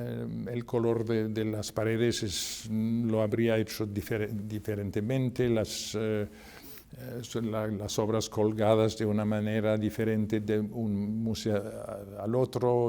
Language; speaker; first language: Spanish; non-native, fluent; French